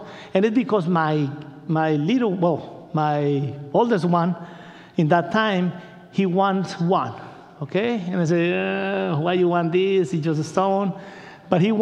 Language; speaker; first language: English; non-native, learner; Spanish